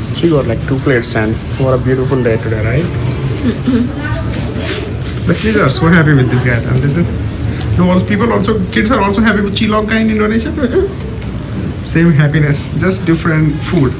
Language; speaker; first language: English; non-native, local second language; Hindi